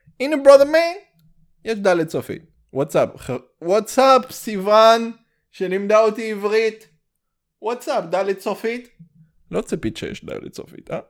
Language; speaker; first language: Hebrew; early bilingual, heritage; Hebrew